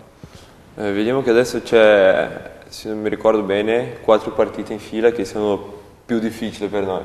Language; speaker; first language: Italian; non-native, learner; Portuguese